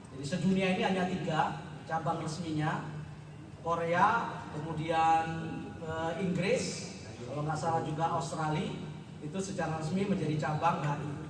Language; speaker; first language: Indonesian; non-native, local second language; Javanese